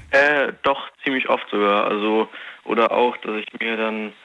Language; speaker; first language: German; native; German